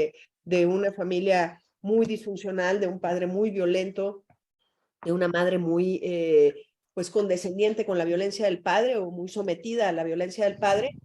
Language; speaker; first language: Spanish; native; Spanish